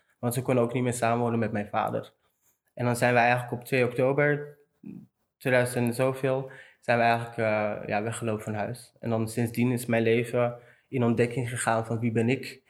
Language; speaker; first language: Dutch; early bilingual, other home language; Romany